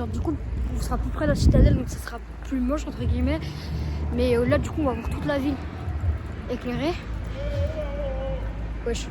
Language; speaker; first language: French; native; French